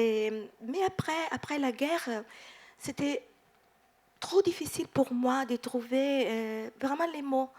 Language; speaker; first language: French; non-native, fluent; Italian